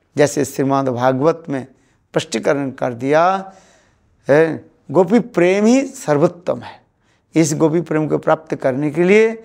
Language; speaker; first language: Hindi; non-native, local second language; Bangla